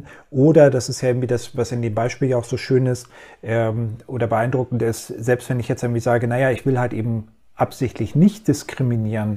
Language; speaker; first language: German; native; German